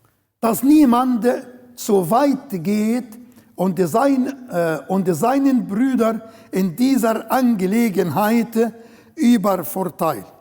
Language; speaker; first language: German; non-native, learner; Arabic